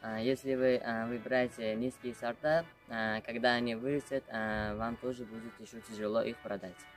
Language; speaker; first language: Russian; non-native, local second language; Uzbek